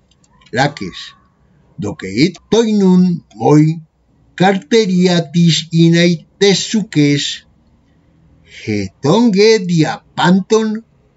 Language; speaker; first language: Greek; non-native, learner; Spanish